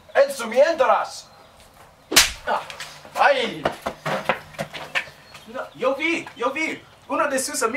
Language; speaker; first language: Spanish; non-native, learner; English